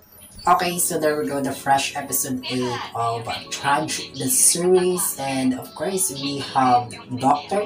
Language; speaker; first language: English; non-native, local second language; Filipino